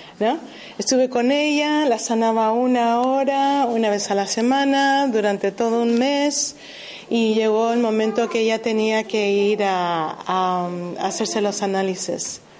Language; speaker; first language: Spanish; early bilingual, heritage; Spanish